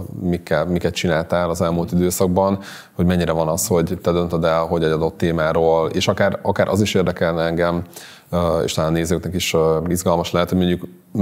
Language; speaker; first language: Hungarian; native; Hungarian